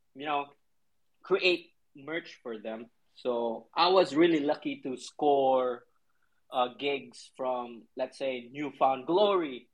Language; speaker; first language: English; non-native, local second language; Cebuano